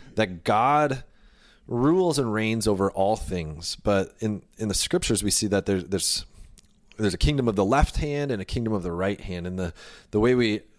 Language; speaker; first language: English; native; English